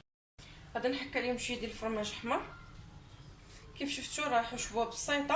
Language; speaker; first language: Arabic; native; Arabic